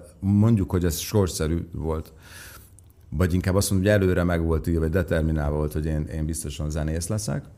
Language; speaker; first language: Hungarian; native; Hungarian